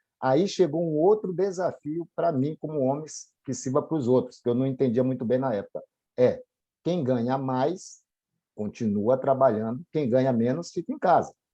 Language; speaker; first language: Portuguese; native; Portuguese